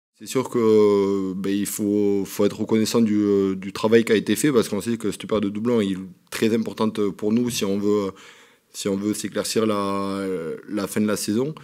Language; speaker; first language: French; native; French